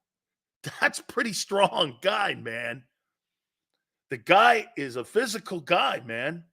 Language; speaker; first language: English; native; English